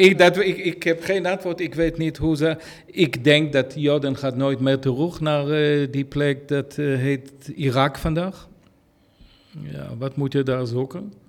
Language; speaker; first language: Dutch; non-native, fluent; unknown